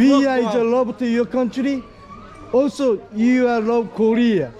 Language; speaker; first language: English; non-native, learner; Korean